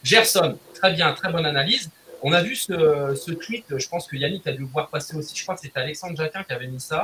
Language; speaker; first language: French; native; French